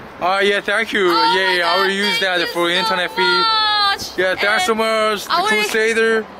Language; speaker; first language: English; non-native, learner; Korean